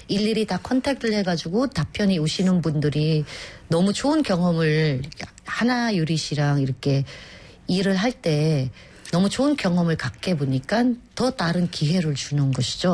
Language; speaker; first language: Korean; non-native, fluent; Filipino